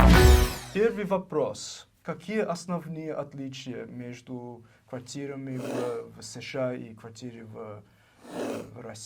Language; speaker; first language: Russian; non-native, learner; English